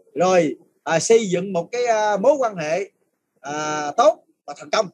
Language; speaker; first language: Vietnamese; early bilingual, other home language; French